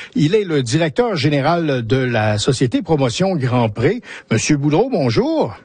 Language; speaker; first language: French; native; French